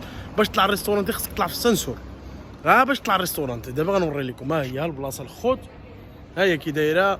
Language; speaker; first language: Arabic; native; Arabic